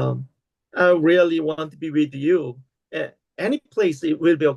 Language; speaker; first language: English; non-native, learner; Korean